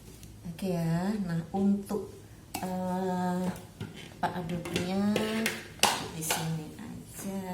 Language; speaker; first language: Indonesian; native; Indonesian